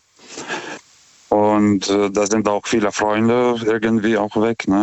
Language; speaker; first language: German; non-native, fluent; Lithuanian